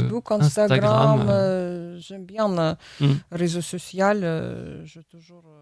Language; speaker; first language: French; non-native, learner; Russian